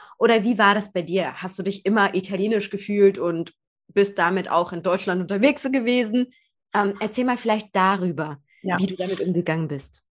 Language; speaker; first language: German; native; German